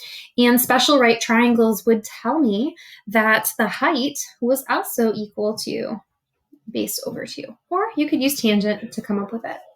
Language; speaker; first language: English; native; English